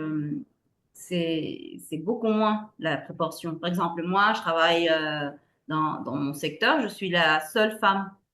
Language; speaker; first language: French; non-native, fluent; Spanish